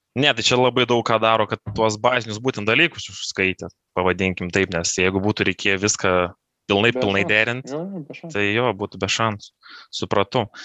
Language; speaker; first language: Lithuanian; native; Lithuanian